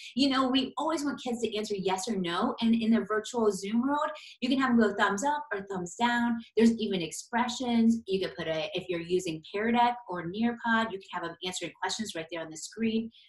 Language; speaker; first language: English; native; English